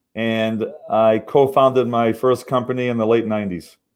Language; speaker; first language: English; native; English